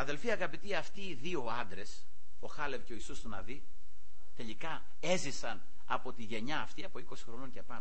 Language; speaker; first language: Greek; native; Greek